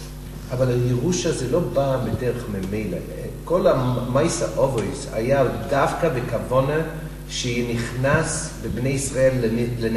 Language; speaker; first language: Hebrew; non-native, fluent; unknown